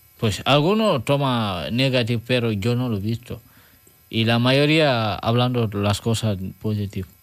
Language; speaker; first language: Spanish; non-native, learner; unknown